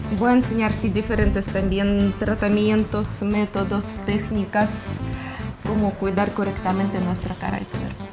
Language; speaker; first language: Spanish; non-native, learner; Ukrainian